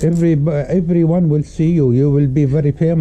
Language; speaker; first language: English; non-native, learner; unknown